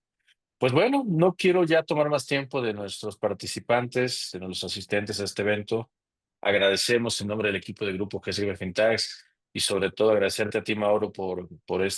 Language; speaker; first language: Spanish; native; Spanish